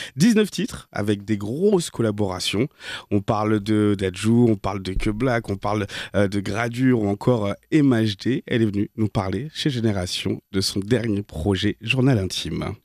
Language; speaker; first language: French; native; French